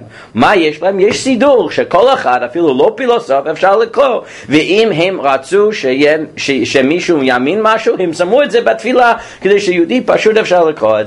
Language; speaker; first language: Hebrew; non-native, fluent; English